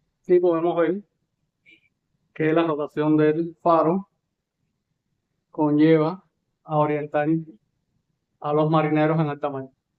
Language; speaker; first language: Spanish; native; Spanish